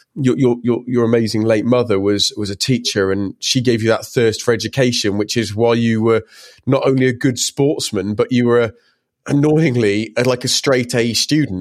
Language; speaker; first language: English; native; English